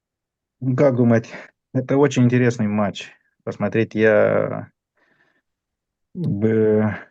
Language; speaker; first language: Russian; non-native, fluent; Romanian